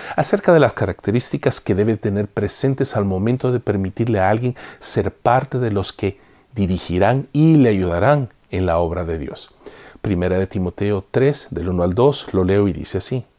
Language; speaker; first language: Spanish; native; Spanish